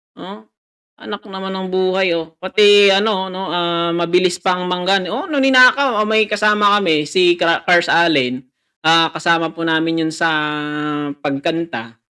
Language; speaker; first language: Filipino; native; Filipino